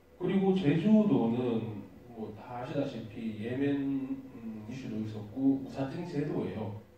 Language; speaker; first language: Korean; native; Korean